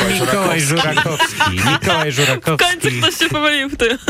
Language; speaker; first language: Polish; native; Polish